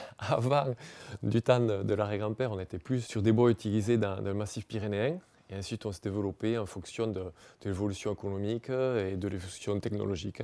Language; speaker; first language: French; native; French